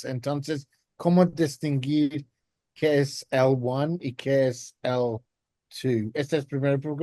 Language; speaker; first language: Spanish; non-native, learner; English